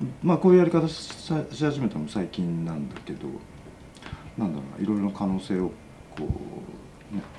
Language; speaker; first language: Japanese; native; Japanese